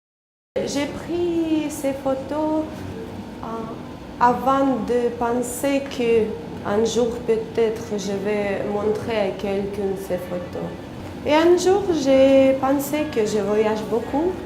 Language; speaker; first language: French; non-native, learner; Russian